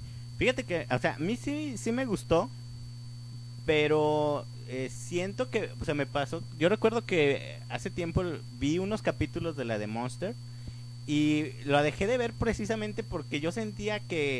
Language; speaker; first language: Spanish; native; Spanish